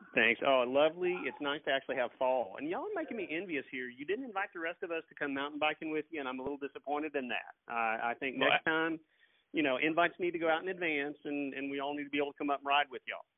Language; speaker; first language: English; native; English